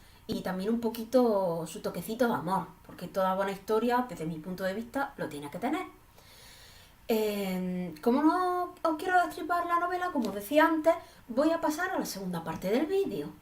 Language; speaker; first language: Spanish; native; Spanish